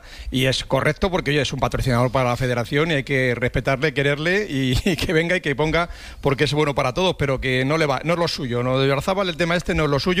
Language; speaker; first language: Spanish; native; Spanish